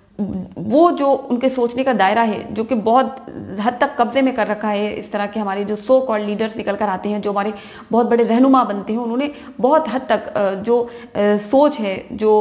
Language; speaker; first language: Hindi; native; Hindi